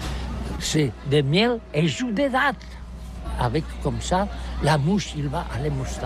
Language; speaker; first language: French; non-native, learner; Catalan